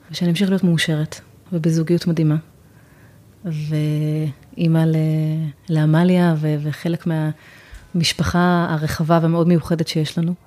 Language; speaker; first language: Hebrew; native; Hebrew